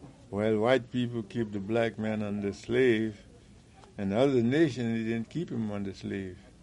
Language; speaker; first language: English; early bilingual, other home language; French